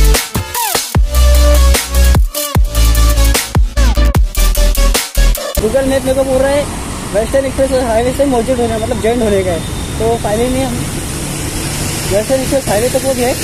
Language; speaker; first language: Hindi; native; Hindi